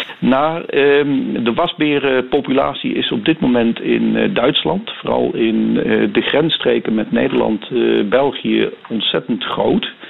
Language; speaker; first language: Dutch; native; Dutch